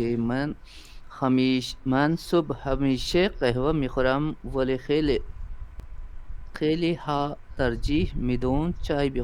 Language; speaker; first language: Persian; non-native, learner; Urdu